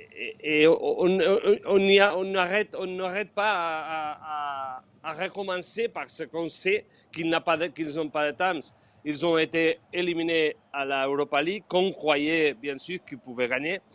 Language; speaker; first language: French; non-native, fluent; Spanish